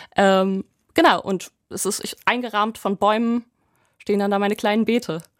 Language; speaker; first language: German; native; German